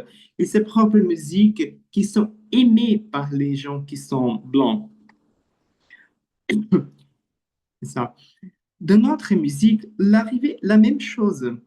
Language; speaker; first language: French; non-native, learner; Portuguese